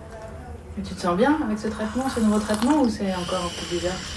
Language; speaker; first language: French; native; French